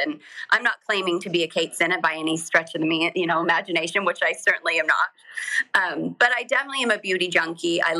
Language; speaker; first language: English; native; English